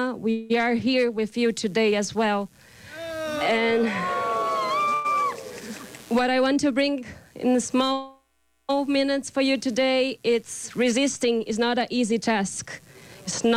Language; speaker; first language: English; non-native, fluent; Portuguese